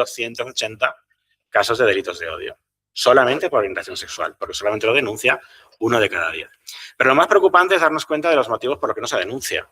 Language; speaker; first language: Spanish; native; Spanish